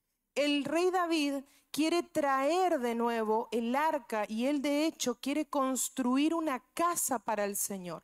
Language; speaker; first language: Spanish; native; Spanish